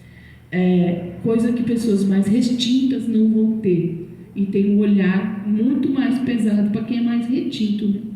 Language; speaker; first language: Portuguese; native; Portuguese